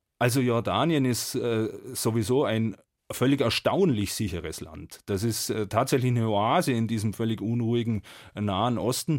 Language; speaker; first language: German; native; German